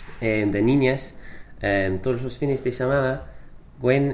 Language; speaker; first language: Spanish; non-native, fluent; English